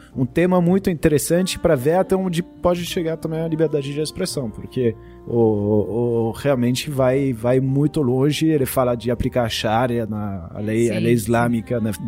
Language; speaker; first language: Portuguese; non-native, fluent; French